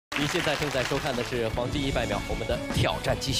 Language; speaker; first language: Chinese; native; Chinese